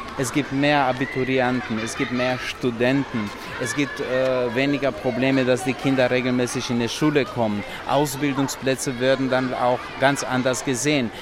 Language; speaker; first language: German; non-native, fluent; Romany